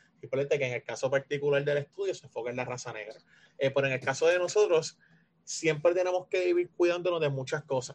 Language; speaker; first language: Spanish; native; Spanish